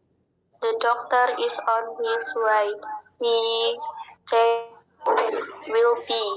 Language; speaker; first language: English; non-native, learner; Indonesian